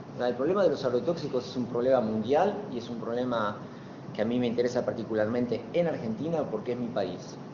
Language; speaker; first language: Spanish; native; Spanish